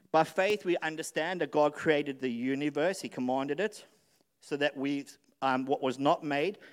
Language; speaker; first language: English; native; English